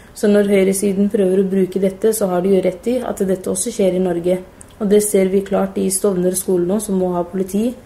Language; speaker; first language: Norwegian; early bilingual, other home language; Somali